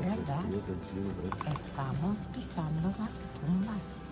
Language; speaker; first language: Spanish; non-native, learner; English